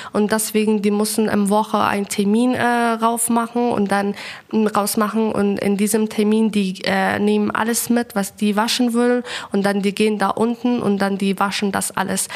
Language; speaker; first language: German; non-native, fluent; Persian